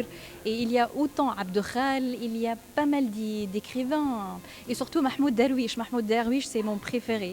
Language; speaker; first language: French; non-native, fluent; Arabic